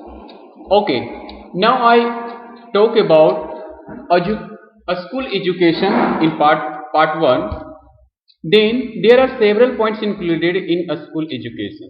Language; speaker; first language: English; non-native, local second language; Hindi